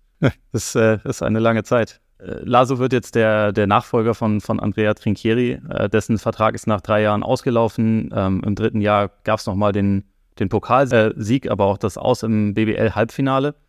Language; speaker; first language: German; native; German